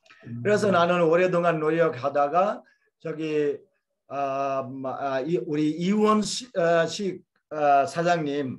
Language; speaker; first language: Korean; non-native, fluent; Bangla